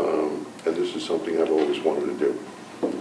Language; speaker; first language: English; native; English